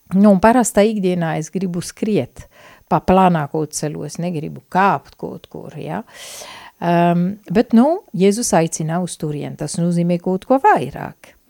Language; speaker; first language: Latvian; non-native, fluent; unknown